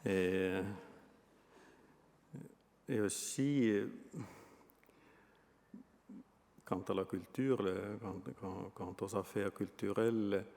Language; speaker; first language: French; non-native, fluent; Estonian